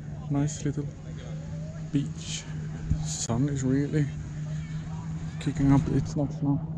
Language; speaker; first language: English; non-native, fluent; Swedish